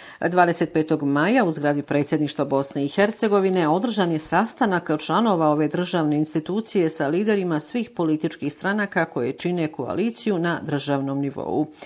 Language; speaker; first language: Bosnian; native; Bosnian